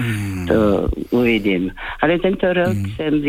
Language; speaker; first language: Czech; non-native, fluent; French